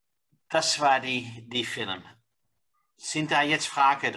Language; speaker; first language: German; non-native, learner; Dutch